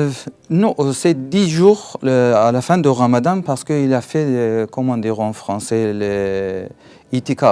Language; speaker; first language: French; non-native, learner; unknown